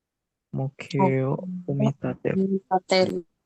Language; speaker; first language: Japanese; non-native, learner; Indonesian